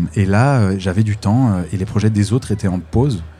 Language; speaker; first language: French; native; French